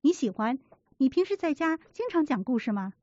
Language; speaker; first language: Chinese; native; Chinese